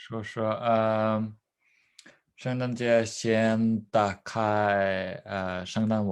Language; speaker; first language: Chinese; non-native, learner; Norwegian